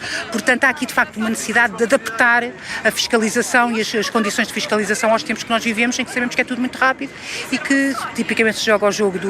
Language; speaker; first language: Portuguese; native; Portuguese